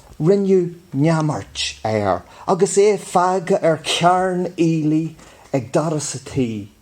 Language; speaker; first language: Irish; non-native, local second language; English